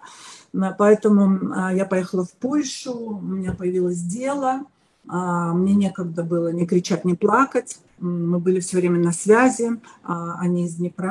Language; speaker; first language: Russian; native; Russian